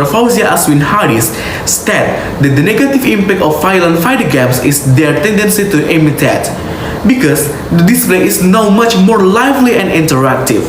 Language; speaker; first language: English; non-native, learner; Indonesian